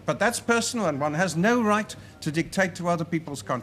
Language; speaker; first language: English; native; English